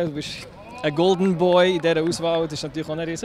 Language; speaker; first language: German; native; German